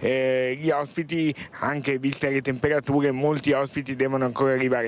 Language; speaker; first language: Italian; native; Italian